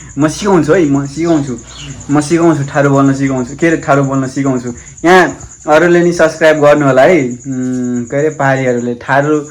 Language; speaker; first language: Nepali; non-native, local second language; Rana Tharu